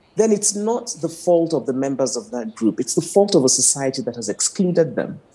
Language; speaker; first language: English; non-native, local second language; Igbo